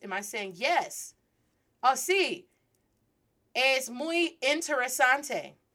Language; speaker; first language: Spanish; non-native, fluent; English